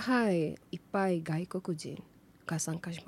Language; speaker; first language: Japanese; non-native, learner; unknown